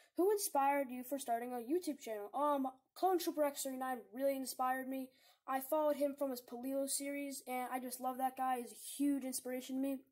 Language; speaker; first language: English; native; English